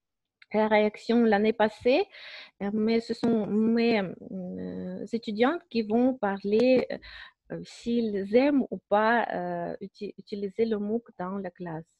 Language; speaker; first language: French; non-native, fluent; Russian